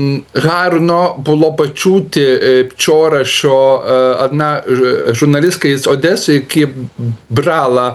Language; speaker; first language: Ukrainian; non-native, learner; Lithuanian